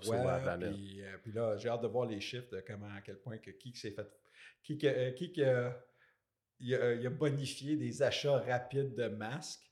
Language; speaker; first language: French; native; French